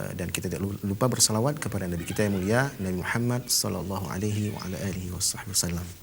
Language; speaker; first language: Indonesian; non-native, local second language; Achinese